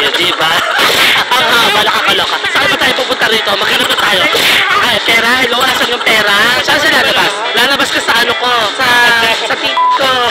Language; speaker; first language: Filipino; native; Filipino